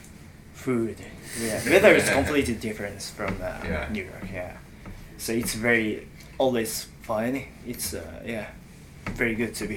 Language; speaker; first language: English; non-native, learner; Japanese